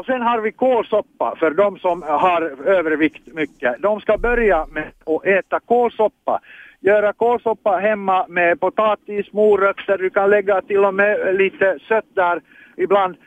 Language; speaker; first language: Swedish; non-native, fluent; Finnish